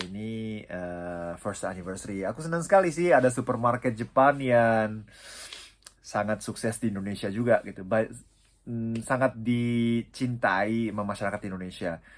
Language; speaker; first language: Indonesian; non-native, fluent; Japanese